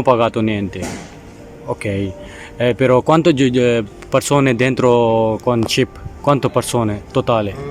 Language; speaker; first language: Italian; non-native, learner; Urdu